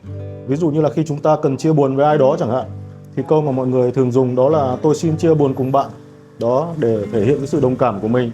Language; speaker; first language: Vietnamese; native; Vietnamese